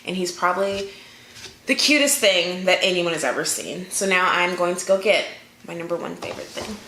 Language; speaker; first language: English; native; English